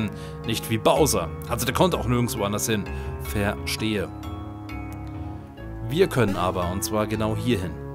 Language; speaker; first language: German; native; German